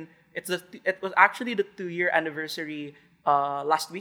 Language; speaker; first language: English; non-native, local second language; Hiligaynon